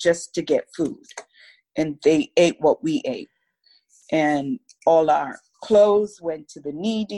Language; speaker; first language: English; non-native, local second language; Yoruba